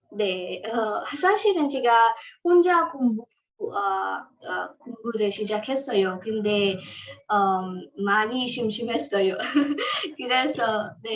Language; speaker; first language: Korean; non-native, learner; Marathi